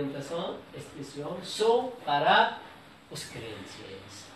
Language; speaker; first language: Portuguese; non-native, learner; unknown